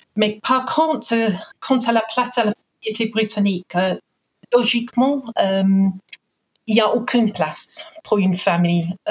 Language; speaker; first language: French; non-native, fluent; English